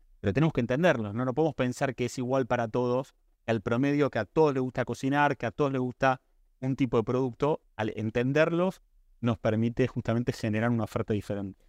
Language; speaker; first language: Spanish; native; Spanish